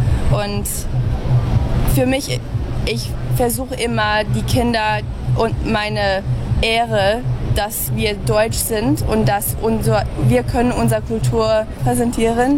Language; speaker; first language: German; early bilingual, heritage; German